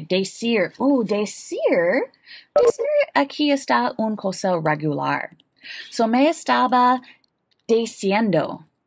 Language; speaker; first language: Spanish; non-native, learner; English